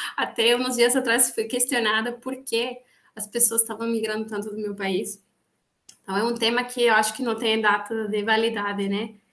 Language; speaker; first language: Portuguese; non-native, fluent; Spanish